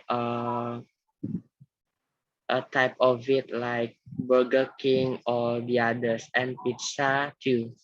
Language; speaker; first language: English; non-native, learner; Indonesian